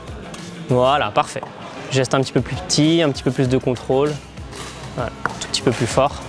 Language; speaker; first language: French; native; French